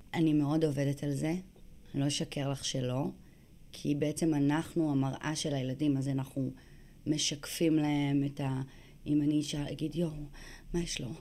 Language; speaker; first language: Hebrew; native; Hebrew